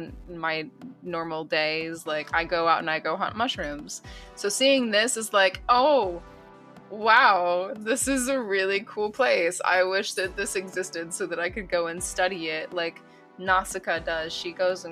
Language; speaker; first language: English; native; English